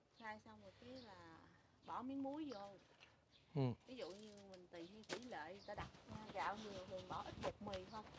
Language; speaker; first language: Vietnamese; native; Vietnamese